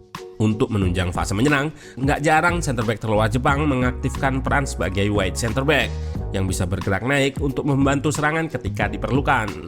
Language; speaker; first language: Indonesian; native; Indonesian